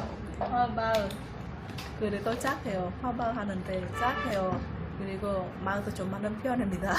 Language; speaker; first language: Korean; non-native, learner; Vietnamese